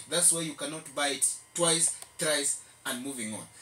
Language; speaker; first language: English; non-native, local second language; Swahili